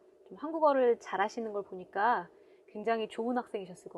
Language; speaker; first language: Korean; native; Korean